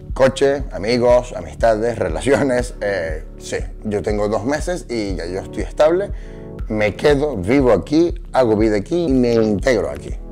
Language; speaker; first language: Spanish; native; Spanish